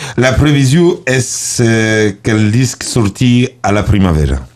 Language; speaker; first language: Catalan; non-native, learner; French